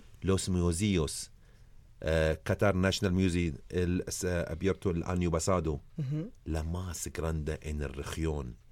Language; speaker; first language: Spanish; non-native, learner; Arabic